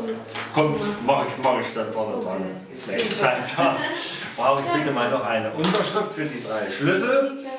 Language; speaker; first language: German; native; German